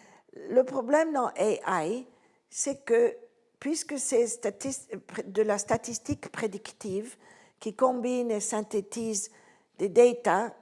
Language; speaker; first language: French; non-native, fluent; Italian